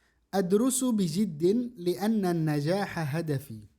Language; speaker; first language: Arabic; non-native, fluent; Indonesian